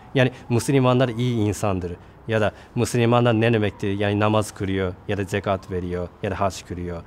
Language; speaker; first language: Turkish; non-native, fluent; Japanese